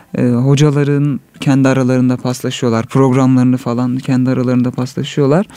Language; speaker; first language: Turkish; native; Turkish